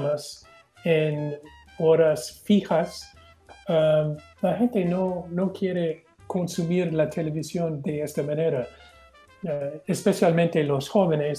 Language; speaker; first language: Spanish; non-native, fluent; English